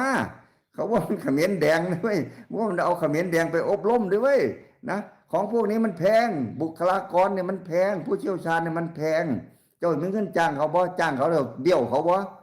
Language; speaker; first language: Thai; non-native, local second language; Lao